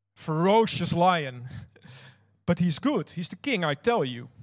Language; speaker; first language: English; non-native, fluent; Dutch